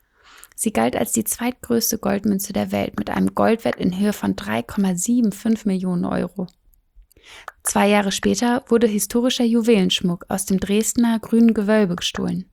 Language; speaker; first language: German; native; German